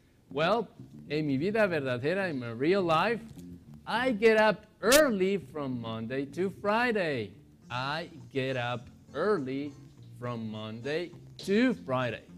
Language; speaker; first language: English; non-native, fluent; Spanish